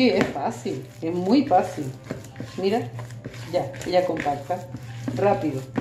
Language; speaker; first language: Spanish; native; Spanish